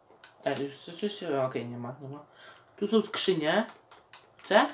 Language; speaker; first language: Polish; native; Polish